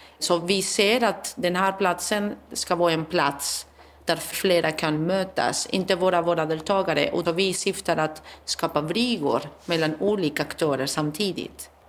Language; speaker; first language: Swedish; non-native, fluent; Spanish